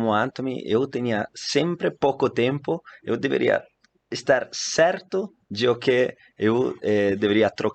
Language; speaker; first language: Portuguese; non-native, fluent; Italian